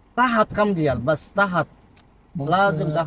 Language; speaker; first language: Arabic; non-native, learner; Bangla